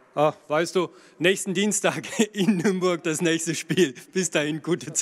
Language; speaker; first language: German; native; German